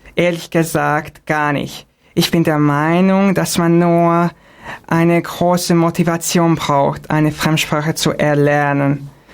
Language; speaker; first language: German; non-native, fluent; Hungarian